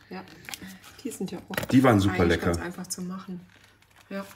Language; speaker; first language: German; native; German